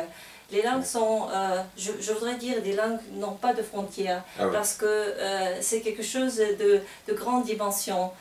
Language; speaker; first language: French; non-native, fluent; Kazakh